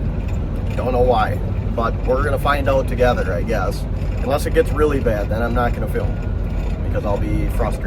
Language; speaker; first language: English; native; English